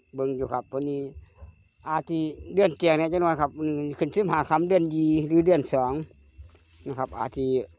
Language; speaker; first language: Thai; native; Thai